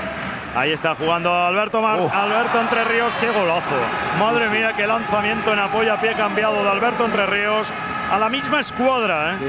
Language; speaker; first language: Spanish; native; Spanish